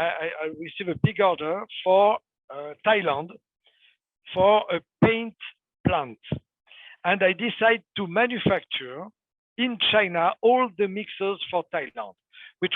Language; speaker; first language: English; non-native, fluent; French